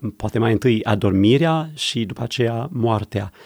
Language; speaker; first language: Romanian; non-native, fluent; English